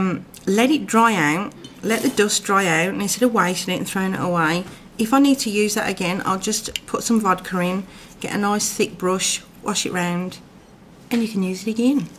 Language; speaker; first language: English; native; English